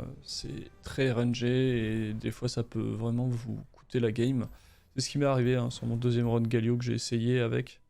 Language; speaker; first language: French; native; French